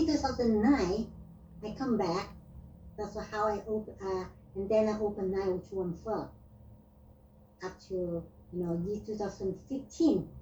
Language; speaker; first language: English; non-native, learner; Vietnamese